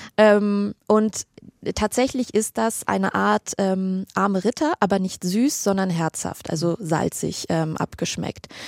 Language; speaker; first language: German; early bilingual, other home language; Armenian